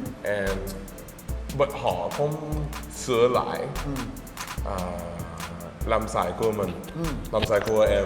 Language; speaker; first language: Vietnamese; non-native, learner; English